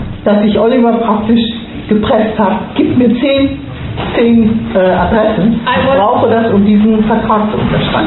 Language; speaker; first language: German; native; German